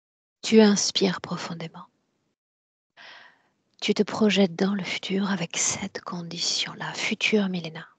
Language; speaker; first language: French; native; French